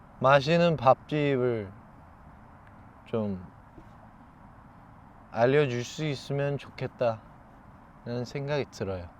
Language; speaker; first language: Korean; non-native, fluent; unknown